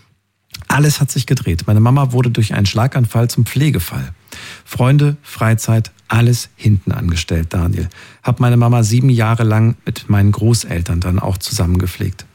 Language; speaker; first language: German; native; German